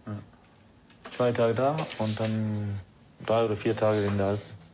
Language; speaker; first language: German; non-native, fluent; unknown